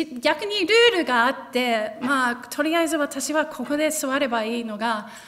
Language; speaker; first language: Japanese; non-native, fluent; English